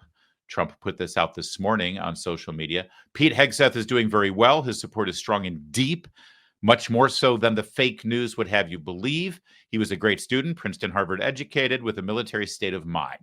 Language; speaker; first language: English; native; English